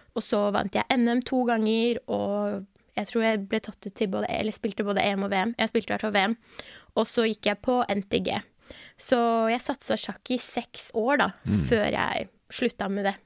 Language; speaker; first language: Norwegian; early bilingual, other home language; Persian